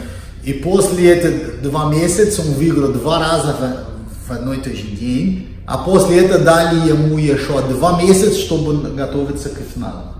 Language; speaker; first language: Russian; non-native, learner; Portuguese